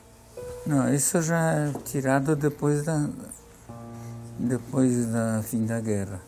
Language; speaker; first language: Portuguese; non-native, fluent; Polish